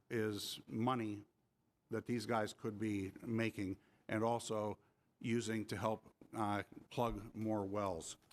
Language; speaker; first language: English; native; English